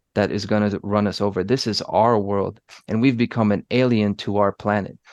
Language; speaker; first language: English; early bilingual, other home language; Polish